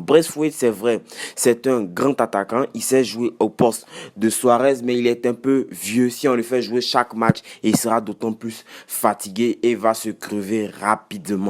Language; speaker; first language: French; native; French